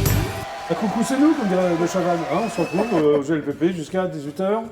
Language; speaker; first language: French; native; French